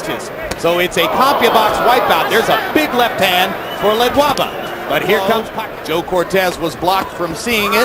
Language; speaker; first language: English; native; English